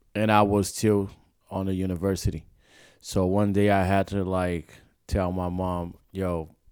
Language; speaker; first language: English; non-native, fluent; Portuguese